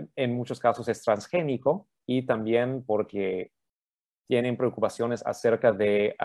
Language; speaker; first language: Spanish; early bilingual, heritage; Spanish